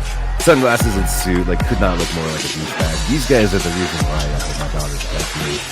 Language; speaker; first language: English; native; English